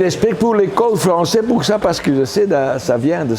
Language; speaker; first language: French; non-native, local second language; Dutch